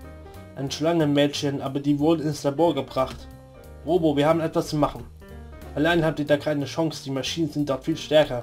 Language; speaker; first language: German; native; German